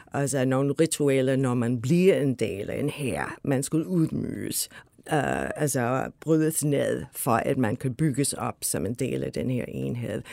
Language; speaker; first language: Danish; non-native, fluent; English